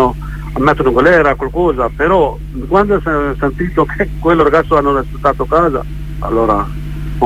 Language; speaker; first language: Italian; non-native, learner; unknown